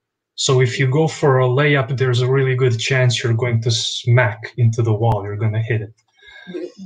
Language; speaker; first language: English; non-native, fluent; Bosnian